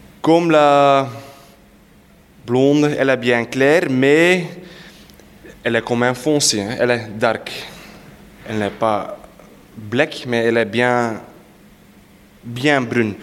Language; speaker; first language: French; non-native, local second language; Dutch